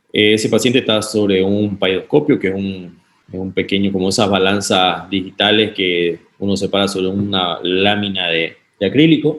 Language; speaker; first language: Spanish; native; Spanish